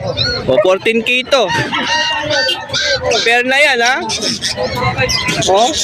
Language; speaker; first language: Filipino; native; Filipino